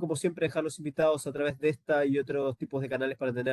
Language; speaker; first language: Spanish; native; Spanish